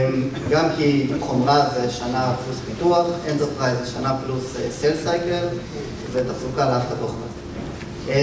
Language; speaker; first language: Hebrew; native; Hebrew